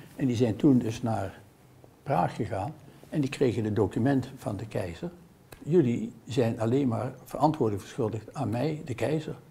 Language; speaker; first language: Dutch; native; Dutch